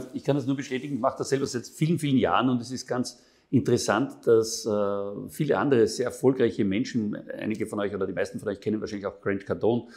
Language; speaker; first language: German; native; German